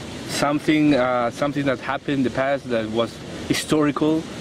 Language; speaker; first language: English; non-native, fluent; Spanish